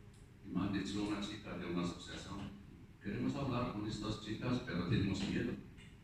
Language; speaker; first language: Spanish; non-native, fluent; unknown